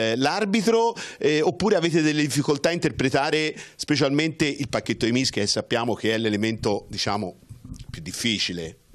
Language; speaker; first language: Italian; native; Italian